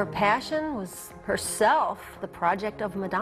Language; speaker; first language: English; native; English